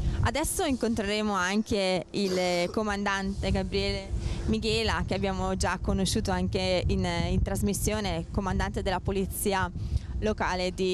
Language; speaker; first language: Italian; native; Italian